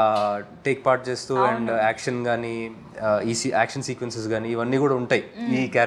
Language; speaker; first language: Telugu; native; Telugu